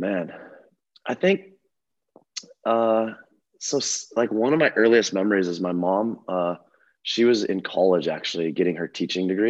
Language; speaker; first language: English; native; English